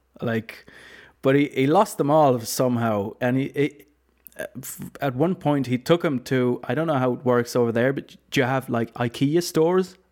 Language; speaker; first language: English; non-native, fluent; Low German